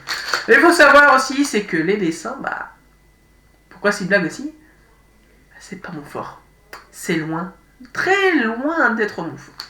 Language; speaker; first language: French; native; French